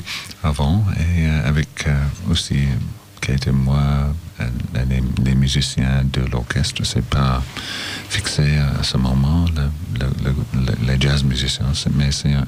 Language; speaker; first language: French; non-native, learner; English